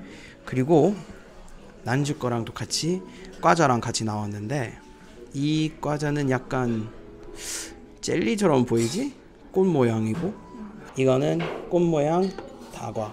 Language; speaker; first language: Korean; non-native, fluent; English